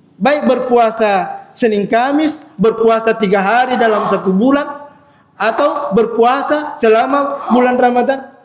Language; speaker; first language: Malay; non-native, local second language; Buginese